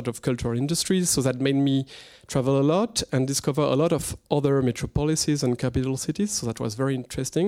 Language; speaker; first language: English; non-native, fluent; French